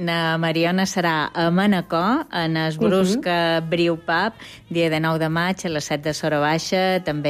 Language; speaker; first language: Catalan; native; Catalan